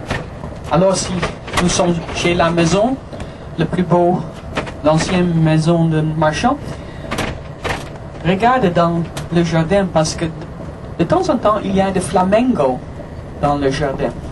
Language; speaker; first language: French; non-native, fluent; Dutch